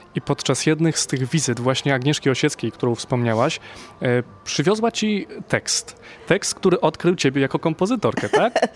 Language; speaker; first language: Polish; native; Polish